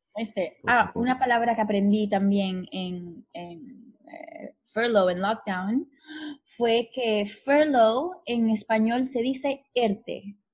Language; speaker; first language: Spanish; native; Spanish